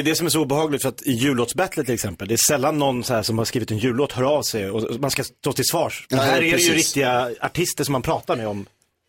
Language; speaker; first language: Swedish; native; Swedish